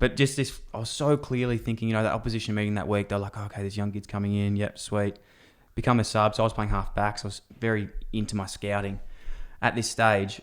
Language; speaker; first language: English; native; English